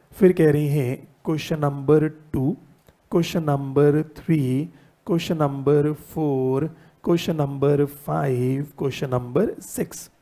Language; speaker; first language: Hindi; native; Hindi